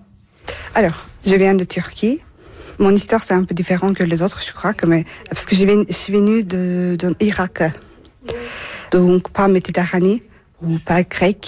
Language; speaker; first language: French; non-native, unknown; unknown